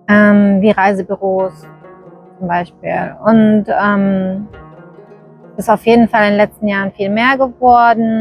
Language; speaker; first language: German; early bilingual, other home language; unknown